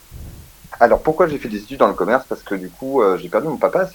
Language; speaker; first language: French; native; French